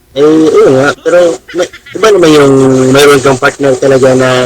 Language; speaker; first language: Filipino; native; Filipino